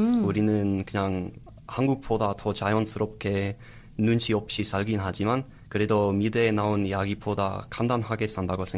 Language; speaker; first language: Korean; non-native, learner; English